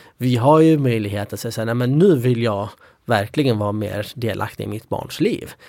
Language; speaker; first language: Swedish; early bilingual, other home language; Kurdish